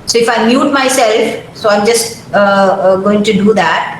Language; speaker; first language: English; non-native, local second language; Malayalam